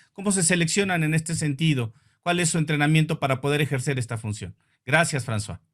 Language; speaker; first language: Spanish; native; Spanish